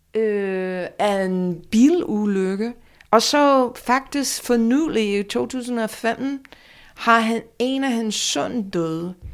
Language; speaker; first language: Danish; non-native, fluent; English